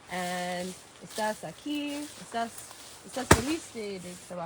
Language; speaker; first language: Spanish; non-native, learner; English